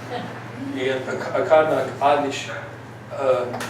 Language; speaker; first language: Hungarian; early bilingual, heritage; English